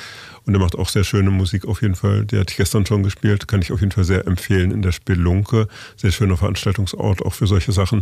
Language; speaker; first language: German; native; German